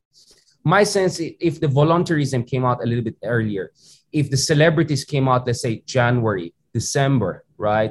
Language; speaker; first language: English; non-native, local second language; Filipino